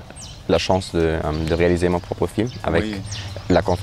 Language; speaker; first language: French; non-native, learner; German